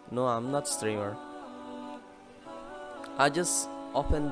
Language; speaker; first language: English; non-native, learner; Indonesian